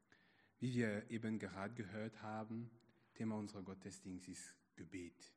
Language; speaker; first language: German; non-native, fluent; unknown